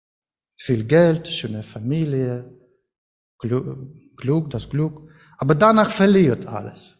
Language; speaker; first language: German; non-native, learner; Ukrainian